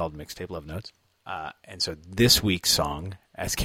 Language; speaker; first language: English; native; English